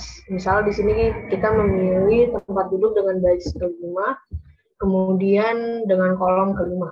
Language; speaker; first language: Indonesian; native; Indonesian